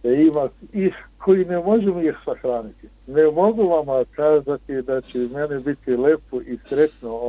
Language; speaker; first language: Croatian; non-native, fluent; Arabic